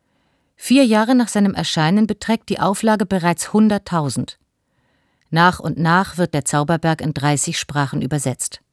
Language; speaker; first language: German; native; German